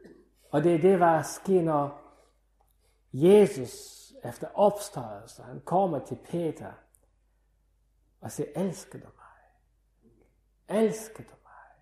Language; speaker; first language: Danish; non-native, fluent; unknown